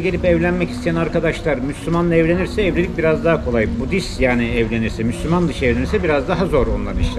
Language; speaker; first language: Turkish; native; Turkish